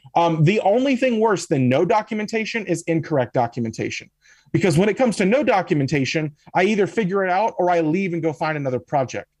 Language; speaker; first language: English; native; English